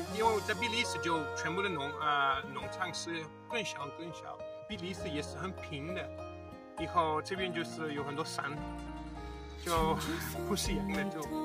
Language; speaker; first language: Chinese; non-native, learner; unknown